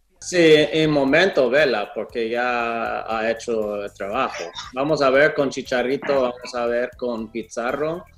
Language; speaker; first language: Spanish; non-native, fluent; English